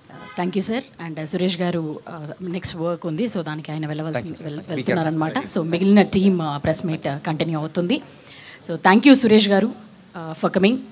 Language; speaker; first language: Telugu; native; Telugu